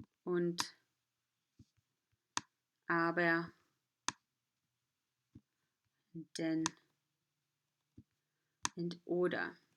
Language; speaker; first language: German; non-native, fluent; English